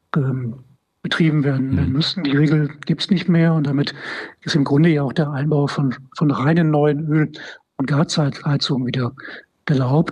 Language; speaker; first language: German; native; German